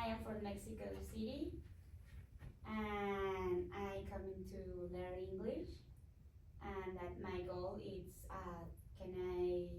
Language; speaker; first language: English; non-native, learner; Spanish